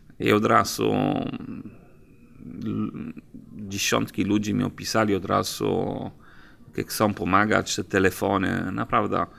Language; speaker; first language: Polish; non-native, learner; Italian